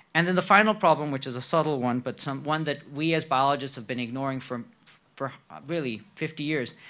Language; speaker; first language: English; non-native, fluent; Spanish